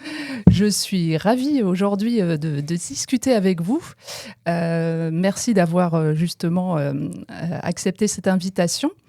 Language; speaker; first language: French; native; French